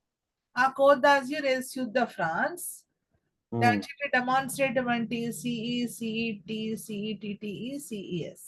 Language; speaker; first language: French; non-native, fluent; Telugu